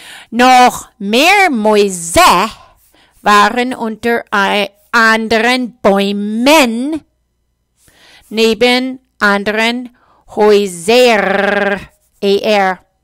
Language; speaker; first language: German; non-native, fluent; English